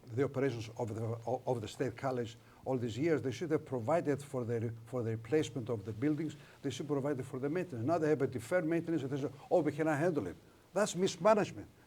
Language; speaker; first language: English; non-native, fluent; Greek